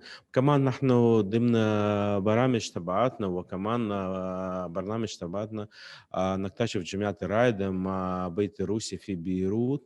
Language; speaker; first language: Arabic; non-native, fluent; Russian